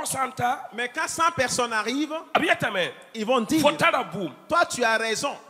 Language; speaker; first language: French; non-native, local second language; Mossi